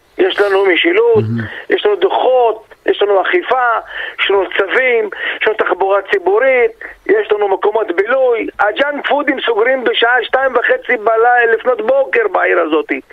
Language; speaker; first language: Hebrew; non-native, local second language; Arabic